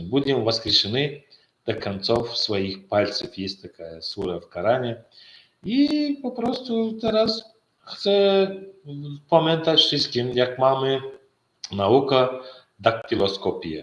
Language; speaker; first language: Polish; non-native, learner; Turkmen